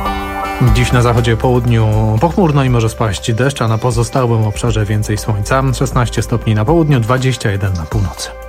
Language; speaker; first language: Polish; native; Polish